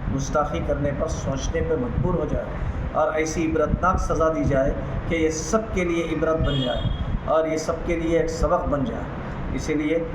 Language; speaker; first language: Urdu; native; Urdu